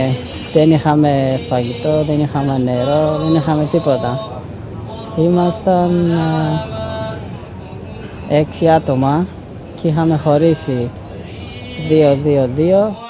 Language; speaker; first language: Greek; non-native, fluent; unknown